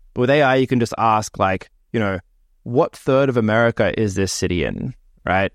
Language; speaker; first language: English; native; English